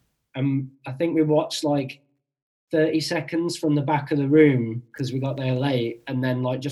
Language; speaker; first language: English; native; English